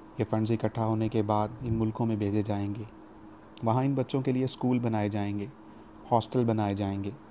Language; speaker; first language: Urdu; native; Urdu